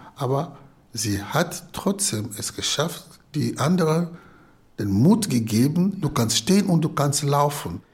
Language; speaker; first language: German; non-native, fluent; Lingala